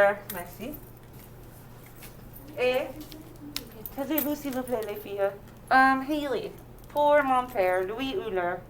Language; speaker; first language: French; non-native, fluent; English